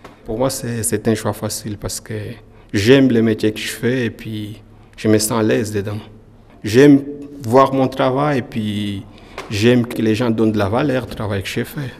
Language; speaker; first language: French; non-native, fluent; Portuguese